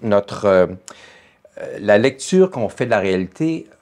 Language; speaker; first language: French; native; French